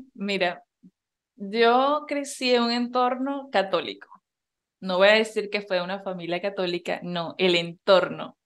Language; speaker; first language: Spanish; native; Spanish